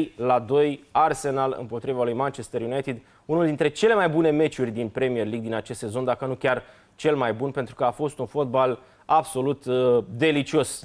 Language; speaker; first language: Romanian; native; Romanian